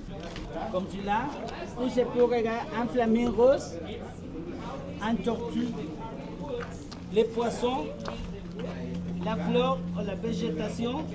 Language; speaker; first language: French; non-native, fluent; Spanish